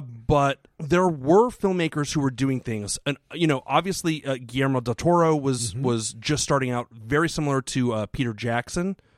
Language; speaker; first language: English; native; English